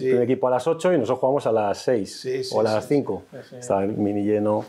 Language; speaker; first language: Spanish; early bilingual, other home language; Catalan